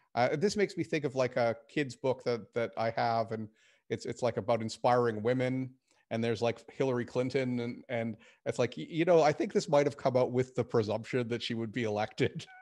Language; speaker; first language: English; native; English